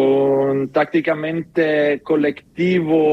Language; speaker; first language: Spanish; non-native, learner; German